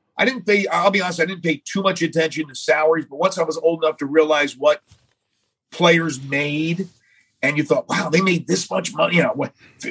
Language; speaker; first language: English; native; English